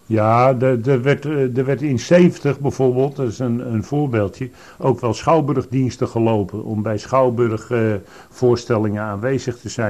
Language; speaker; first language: Dutch; native; Dutch